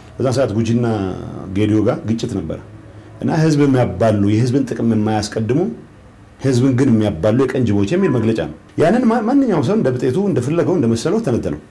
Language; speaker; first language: Amharic; non-native, local second language; Tigrinya